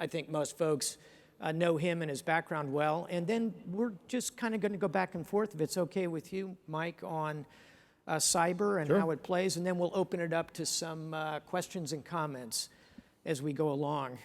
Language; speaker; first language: English; native; English